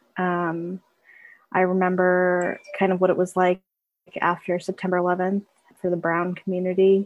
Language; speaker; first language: English; native; English